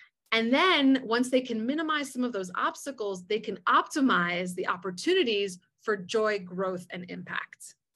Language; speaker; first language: English; early bilingual, other home language; Spanish